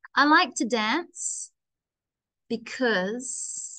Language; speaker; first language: English; native; English